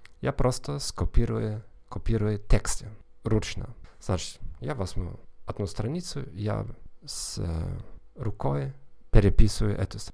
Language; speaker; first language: Russian; non-native, fluent; German